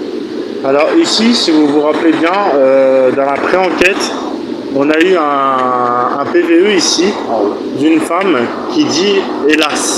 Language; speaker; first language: French; native; French